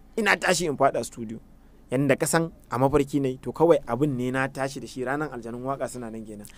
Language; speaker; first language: Hausa; non-native, local second language; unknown